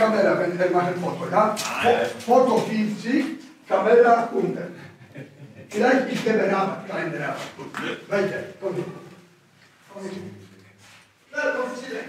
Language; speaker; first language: German; non-native, learner; Polish